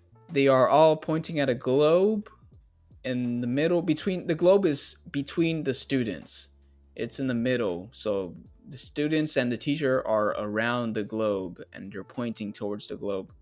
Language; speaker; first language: English; native; English